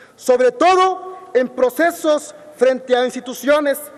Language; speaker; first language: Spanish; non-native, local second language; Zapotec